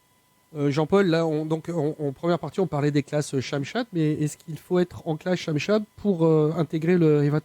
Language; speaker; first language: French; native; French